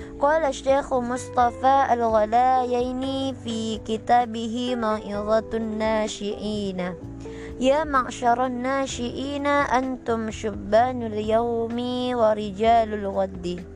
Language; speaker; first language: Arabic; non-native, learner; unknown